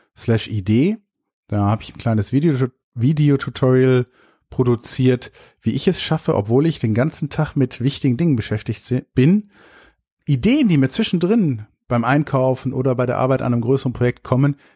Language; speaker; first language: German; native; German